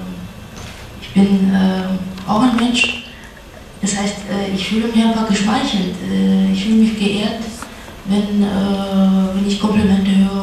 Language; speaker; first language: German; non-native, fluent; Russian